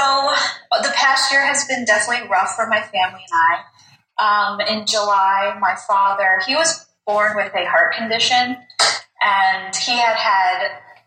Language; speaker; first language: English; native; English